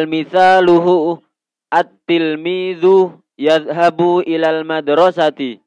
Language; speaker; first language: Arabic; non-native, learner; Indonesian